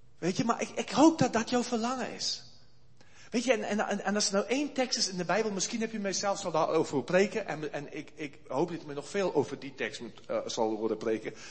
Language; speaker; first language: Dutch; early bilingual, heritage; Dutch